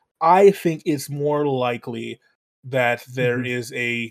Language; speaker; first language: English; native; English